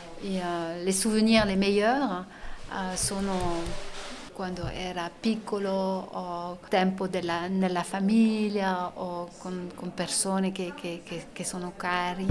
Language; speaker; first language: Italian; non-native, learner; French